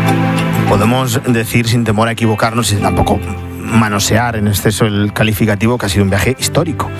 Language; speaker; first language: Spanish; native; Spanish